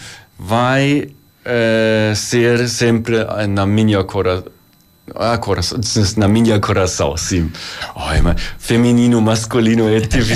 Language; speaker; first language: Portuguese; non-native, learner; German